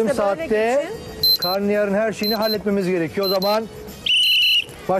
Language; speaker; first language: Turkish; native; Turkish